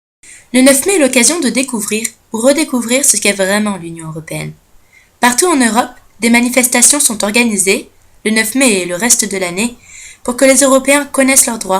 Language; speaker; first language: French; native; French